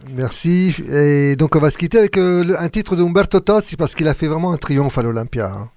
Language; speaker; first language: French; native; French